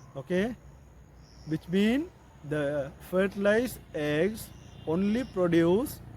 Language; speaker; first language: English; non-native, local second language; Tamil